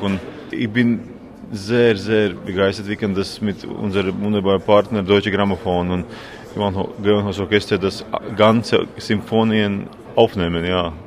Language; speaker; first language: German; non-native, learner; Latvian